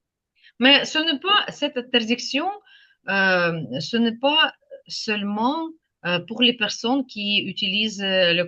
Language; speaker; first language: French; non-native, fluent; Ukrainian